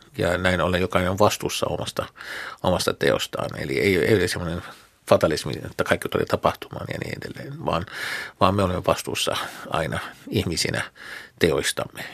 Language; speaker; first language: Finnish; non-native, fluent; Arabic